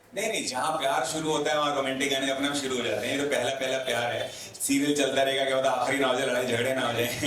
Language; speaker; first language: Hindi; native; Hindi